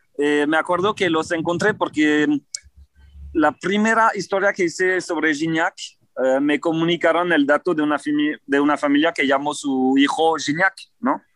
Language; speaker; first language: Spanish; non-native, fluent; French